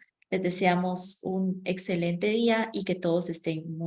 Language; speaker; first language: Spanish; native; Spanish